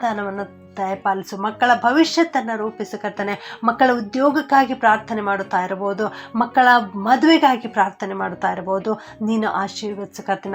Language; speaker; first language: Kannada; native; Kannada